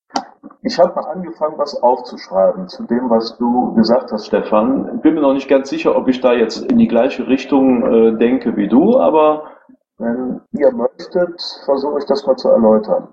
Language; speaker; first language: German; native; German